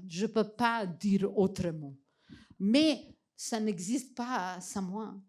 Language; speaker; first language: French; non-native, fluent; Macedonian